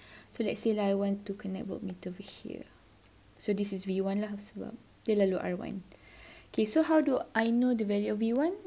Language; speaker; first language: English; non-native, local second language; Malay